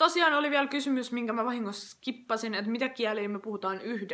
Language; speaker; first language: Finnish; native; Finnish